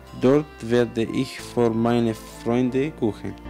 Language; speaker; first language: German; non-native, learner; Arabic